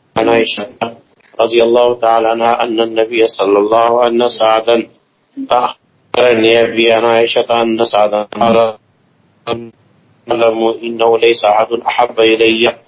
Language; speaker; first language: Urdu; non-native, local second language; Pashto